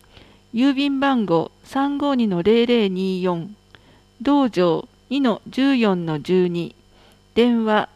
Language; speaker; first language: Japanese; native; Japanese